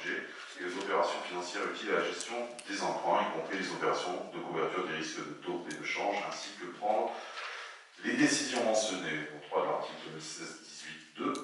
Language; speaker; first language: French; native; French